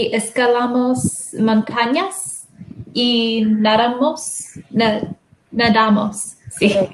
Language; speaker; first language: Spanish; non-native, learner; English